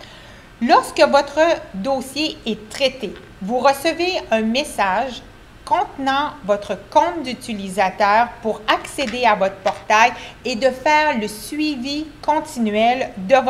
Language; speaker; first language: French; native; French